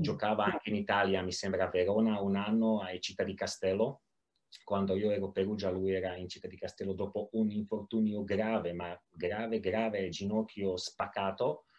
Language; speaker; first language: Italian; non-native, learner; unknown